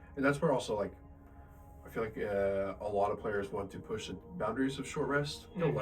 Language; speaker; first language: English; native; English